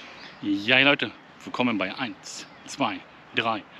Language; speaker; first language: German; native; German